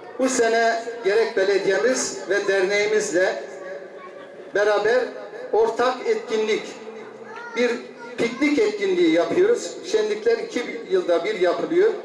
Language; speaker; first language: Turkish; native; Turkish